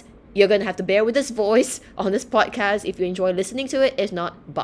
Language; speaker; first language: English; native; English